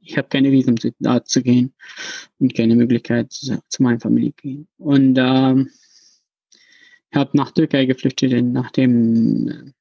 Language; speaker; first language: German; non-native, learner; Arabic